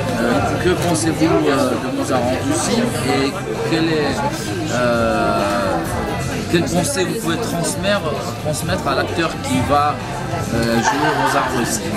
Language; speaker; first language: French; non-native, fluent; Russian